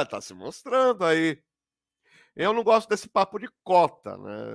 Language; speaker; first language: Portuguese; native; Portuguese